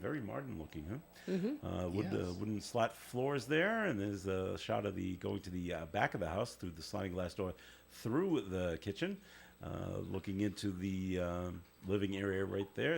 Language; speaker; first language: English; native; English